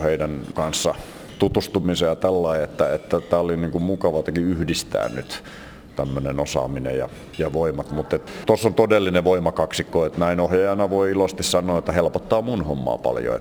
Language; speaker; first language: Finnish; native; Finnish